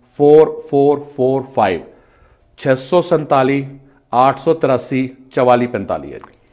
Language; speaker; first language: Hindi; native; Hindi